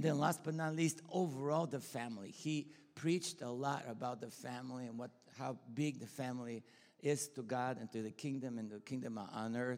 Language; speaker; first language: English; non-native, fluent; Bulgarian